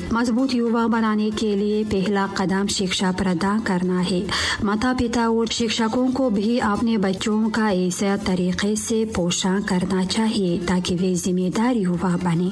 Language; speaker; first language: Hindi; non-native, fluent; Tajik